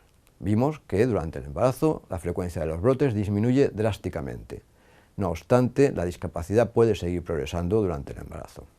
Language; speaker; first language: Spanish; native; Spanish